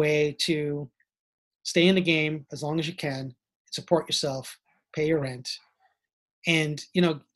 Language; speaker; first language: English; native; English